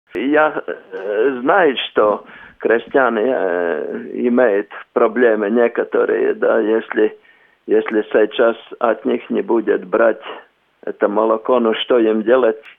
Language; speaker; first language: Russian; non-native, local second language; Latvian